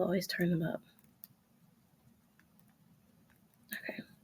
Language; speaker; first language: English; native; English